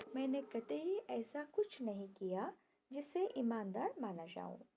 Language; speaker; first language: Hindi; non-native, local second language; Kannada